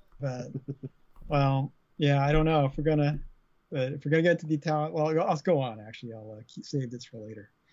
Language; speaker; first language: English; native; English